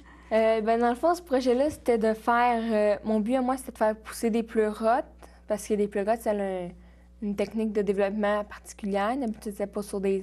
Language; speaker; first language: French; native; French